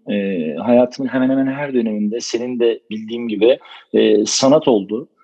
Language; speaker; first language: Turkish; native; Turkish